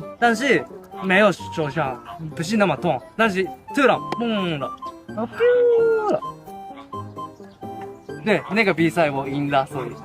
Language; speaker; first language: Chinese; non-native, learner; Japanese